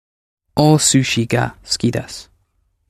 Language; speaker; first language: Japanese; non-native, learner; English